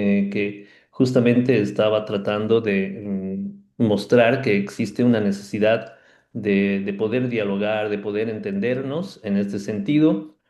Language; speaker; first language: Spanish; native; Spanish